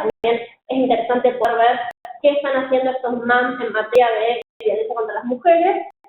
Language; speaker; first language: Spanish; native; Spanish